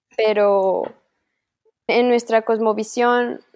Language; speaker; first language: Spanish; non-native, local second language; Quechua